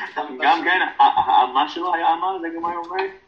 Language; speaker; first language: Hebrew; non-native, fluent; English